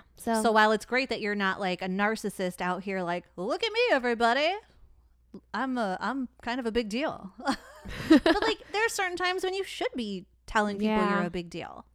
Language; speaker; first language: English; native; English